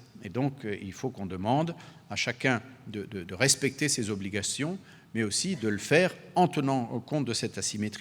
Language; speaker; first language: French; native; French